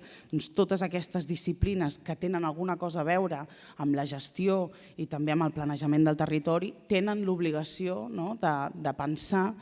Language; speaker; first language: Catalan; native; Catalan